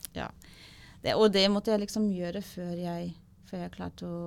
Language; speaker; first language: Norwegian; non-native, fluent; German